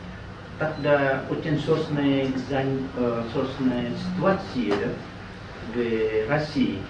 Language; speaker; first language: Russian; non-native, learner; Indonesian